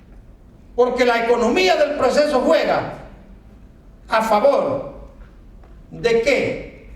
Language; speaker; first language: Spanish; native; Spanish